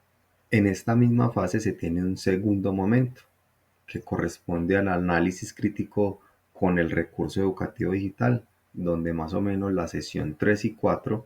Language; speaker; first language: Spanish; native; Spanish